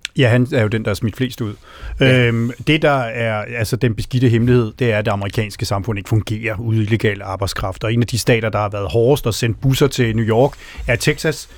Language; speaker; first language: Danish; native; Danish